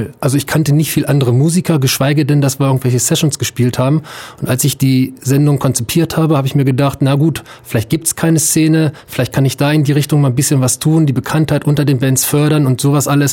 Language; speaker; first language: German; native; German